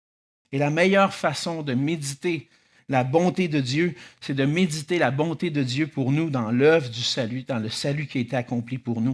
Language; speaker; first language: French; native; French